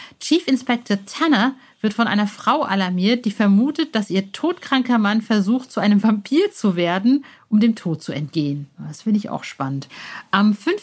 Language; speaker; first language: German; native; German